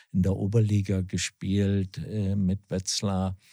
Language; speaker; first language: German; native; German